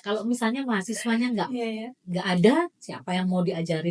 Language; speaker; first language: Indonesian; native; Indonesian